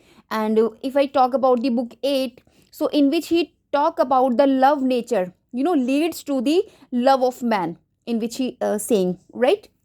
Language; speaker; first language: English; non-native, local second language; Hindi